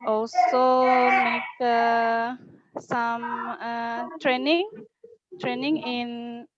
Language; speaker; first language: English; non-native, learner; Indonesian